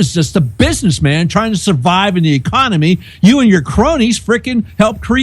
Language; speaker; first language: English; native; English